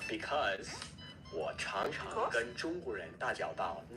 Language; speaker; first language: Chinese; non-native, fluent; English